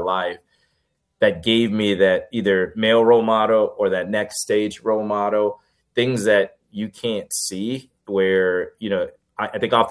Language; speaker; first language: English; early bilingual, other home language; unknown